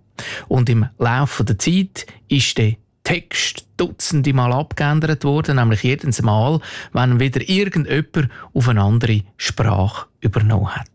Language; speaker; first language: German; native; German